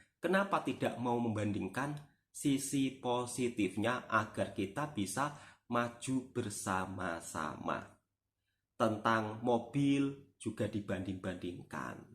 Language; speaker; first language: Indonesian; native; Indonesian